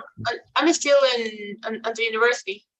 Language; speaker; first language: English; non-native, fluent; Spanish